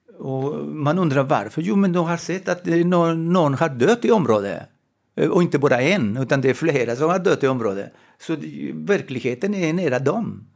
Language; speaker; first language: Swedish; non-native, fluent; Spanish